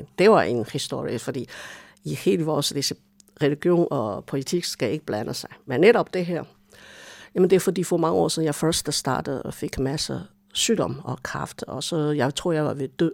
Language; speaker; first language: Danish; non-native, fluent; Chinese